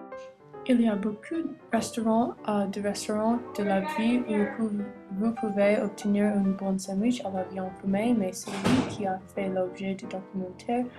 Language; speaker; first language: French; non-native, learner; English